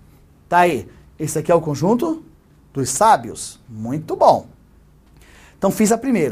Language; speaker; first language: Portuguese; native; Portuguese